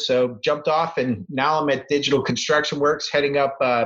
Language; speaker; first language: English; native; English